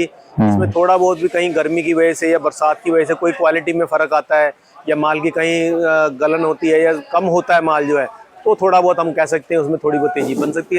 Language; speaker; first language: Hindi; native; Hindi